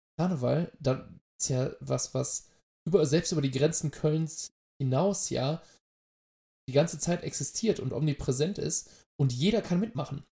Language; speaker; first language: German; native; German